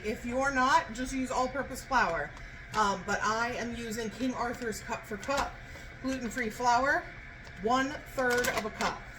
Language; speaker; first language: English; native; English